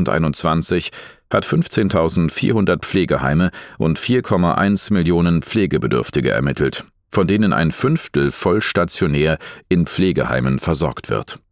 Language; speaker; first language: German; native; German